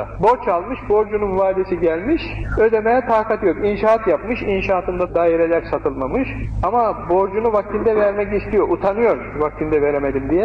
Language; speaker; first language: Turkish; native; Turkish